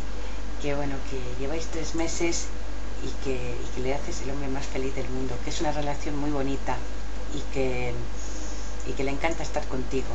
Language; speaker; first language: Spanish; native; Spanish